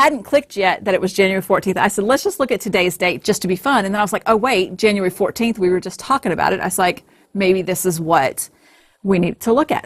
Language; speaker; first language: English; native; English